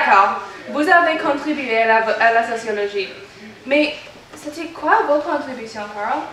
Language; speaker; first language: French; non-native, learner; English